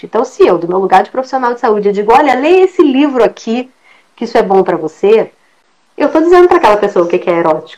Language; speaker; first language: Portuguese; native; Portuguese